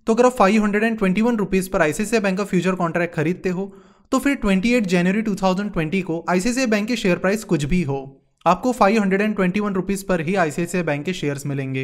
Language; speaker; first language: Hindi; non-native, local second language; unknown